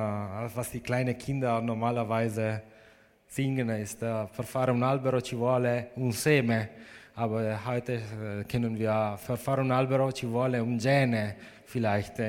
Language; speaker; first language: German; non-native, fluent; Italian